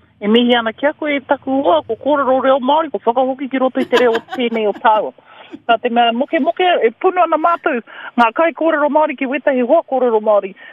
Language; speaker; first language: Māori; native; Māori